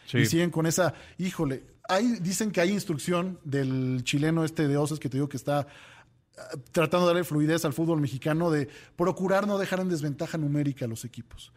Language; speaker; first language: Spanish; native; Spanish